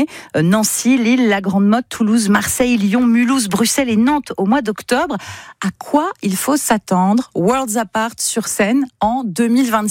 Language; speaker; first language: French; native; French